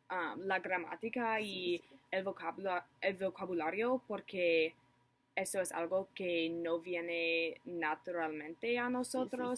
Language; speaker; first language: Spanish; non-native, learner; English